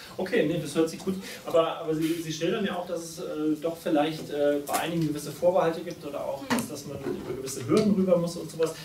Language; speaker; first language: German; native; German